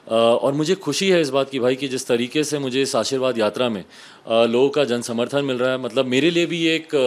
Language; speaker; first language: Hindi; native; Hindi